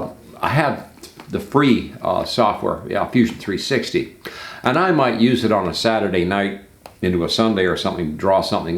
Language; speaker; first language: English; native; English